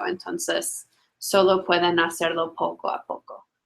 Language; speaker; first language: Spanish; non-native, fluent; English